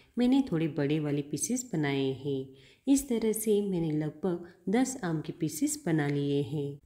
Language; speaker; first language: Hindi; non-native, local second language; Marathi